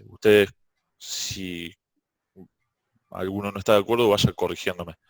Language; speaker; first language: Spanish; native; Spanish